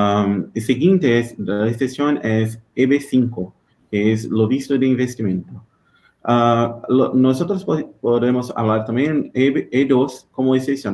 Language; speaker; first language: Spanish; non-native, learner; Portuguese